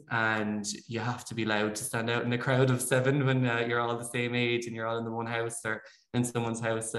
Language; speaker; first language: English; native; English